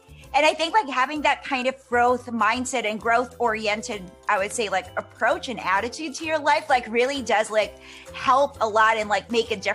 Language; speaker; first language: English; non-native, local second language; Filipino